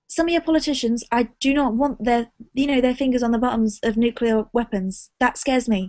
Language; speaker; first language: English; native; English